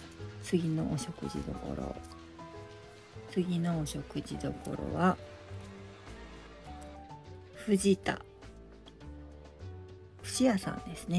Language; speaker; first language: Japanese; native; Japanese